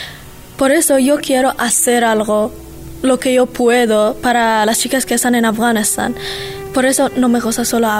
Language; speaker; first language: Spanish; non-native, learner; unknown